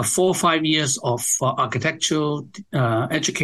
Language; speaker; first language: English; non-native, local second language; Cantonese